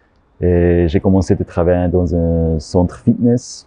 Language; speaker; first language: French; non-native, learner; German